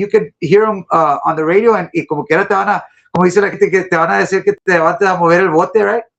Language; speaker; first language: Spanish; early bilingual, heritage; Spanish